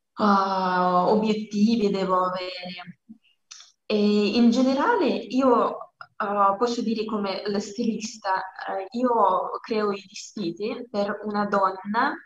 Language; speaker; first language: Italian; non-native, learner; Russian